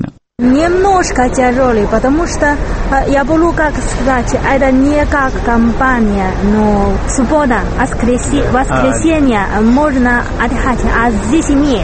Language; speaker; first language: Russian; non-native, learner; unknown